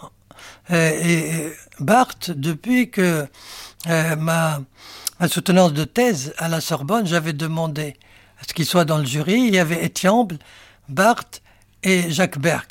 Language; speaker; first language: French; non-native, local second language; Arabic